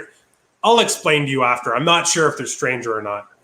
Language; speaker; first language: English; native; English